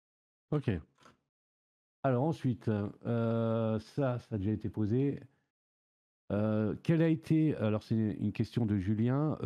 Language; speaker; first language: French; native; French